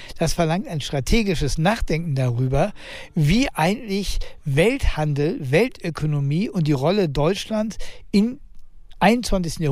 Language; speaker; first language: German; native; German